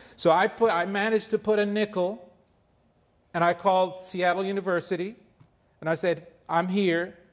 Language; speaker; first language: English; non-native, fluent; Arabic